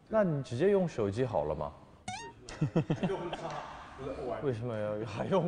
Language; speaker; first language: Chinese; non-native, fluent; Korean